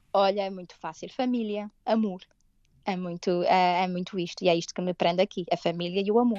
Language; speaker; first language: Portuguese; native; Portuguese